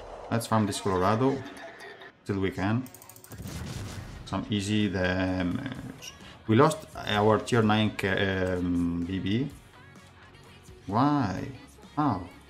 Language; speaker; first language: English; non-native, fluent; Italian